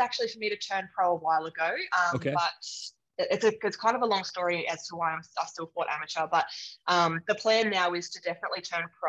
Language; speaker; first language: English; native; English